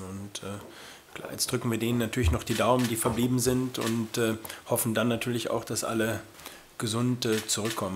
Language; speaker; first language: German; native; German